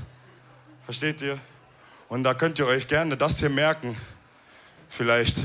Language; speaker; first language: German; early bilingual, other home language; Wolof